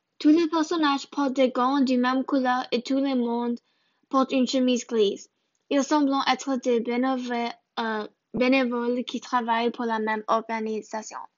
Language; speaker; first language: French; non-native, learner; English